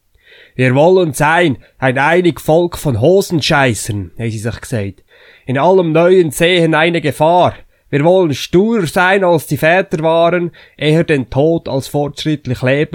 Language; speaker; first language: German; native; German